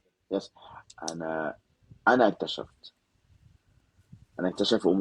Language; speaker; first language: Arabic; non-native, learner; Spanish